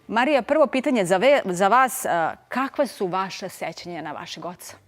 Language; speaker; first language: Serbian; native; Serbian